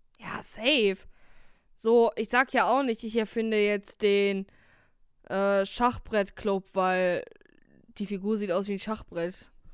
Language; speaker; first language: German; native; German